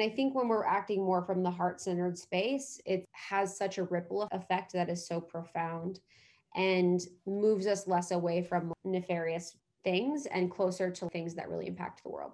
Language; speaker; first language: English; native; English